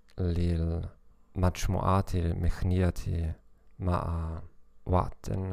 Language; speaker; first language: Arabic; non-native, learner; German